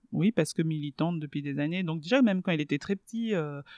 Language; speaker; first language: French; non-native, fluent; Swahili